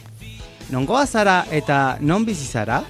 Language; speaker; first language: Basque; non-native, learner; Spanish